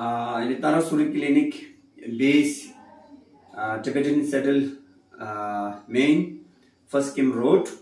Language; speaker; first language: Kannada; non-native, learner; Tibetan